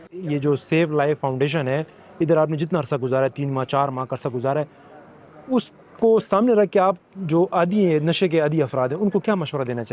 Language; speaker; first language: Urdu; native; Urdu